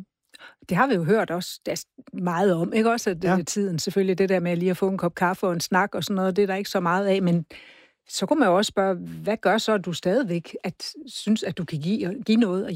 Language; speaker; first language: Danish; native; Danish